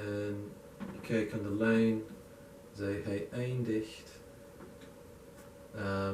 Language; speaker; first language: Dutch; non-native, learner; English